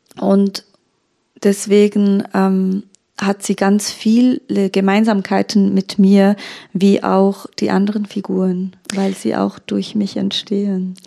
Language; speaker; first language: German; early bilingual, other home language; Turkish